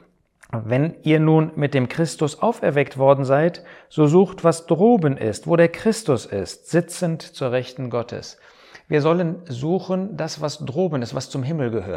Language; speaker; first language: German; native; German